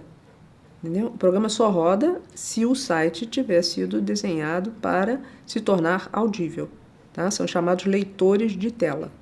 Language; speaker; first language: Portuguese; native; Portuguese